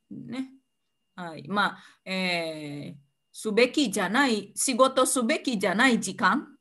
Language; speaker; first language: Japanese; non-native, fluent; Indonesian